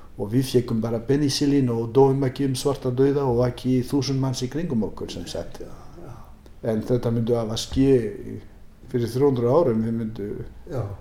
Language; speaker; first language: Icelandic; non-native, fluent; French